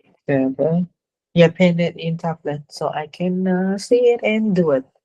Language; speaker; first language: English; non-native, learner; Vietnamese